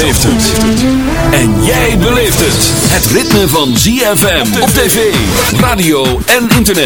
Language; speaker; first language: Dutch; native; Dutch